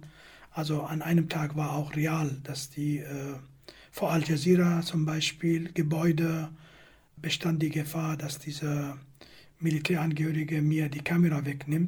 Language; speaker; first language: German; non-native, fluent; Kurdish